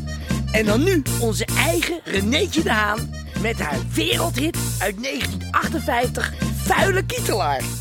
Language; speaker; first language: Dutch; native; Dutch